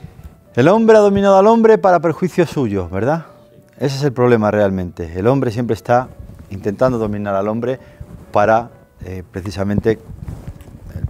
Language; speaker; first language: Spanish; native; Spanish